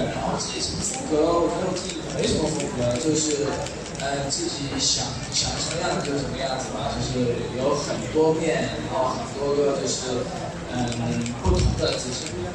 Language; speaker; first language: Chinese; native; Chinese